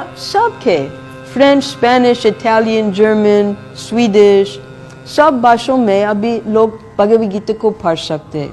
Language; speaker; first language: Hindi; non-native, fluent; English